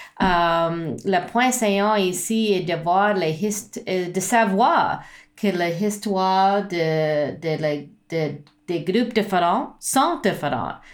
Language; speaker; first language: French; non-native, learner; English